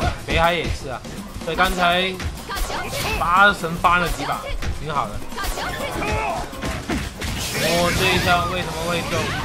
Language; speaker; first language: Chinese; native; Chinese